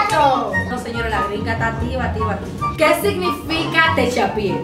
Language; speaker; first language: Spanish; native; Spanish